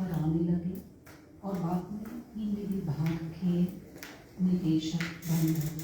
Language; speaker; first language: Hindi; non-native, fluent; German